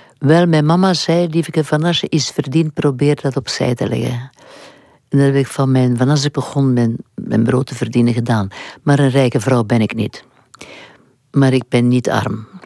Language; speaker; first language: Dutch; non-native, local second language; French